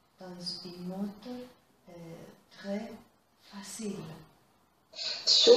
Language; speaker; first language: French; non-native, fluent; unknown